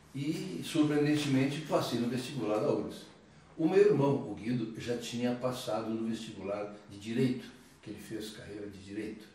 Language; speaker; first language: Portuguese; early bilingual, other home language; Italian